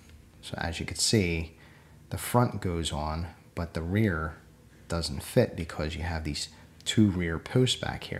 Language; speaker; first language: English; native; English